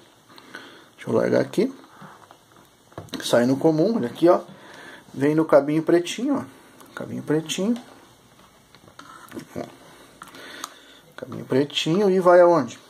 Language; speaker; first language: Portuguese; native; Portuguese